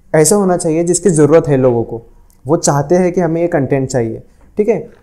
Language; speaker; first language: Hindi; non-native, local second language; Urdu